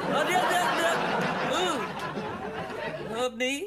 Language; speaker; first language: Vietnamese; native; Vietnamese